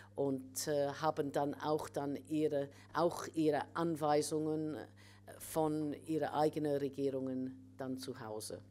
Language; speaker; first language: German; non-native, fluent; English